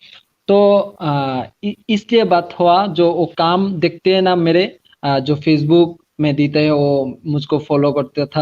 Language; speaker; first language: Hindi; non-native, learner; Bangla